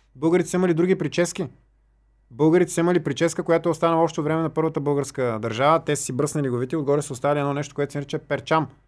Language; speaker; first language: Bulgarian; native; Bulgarian